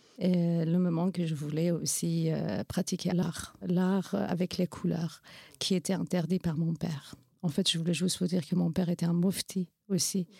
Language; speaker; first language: French; non-native, fluent; Kurdish